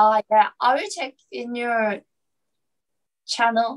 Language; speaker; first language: English; non-native, learner; Korean